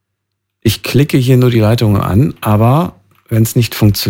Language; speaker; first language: German; native; German